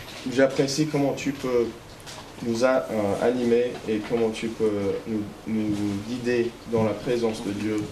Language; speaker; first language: French; non-native, fluent; English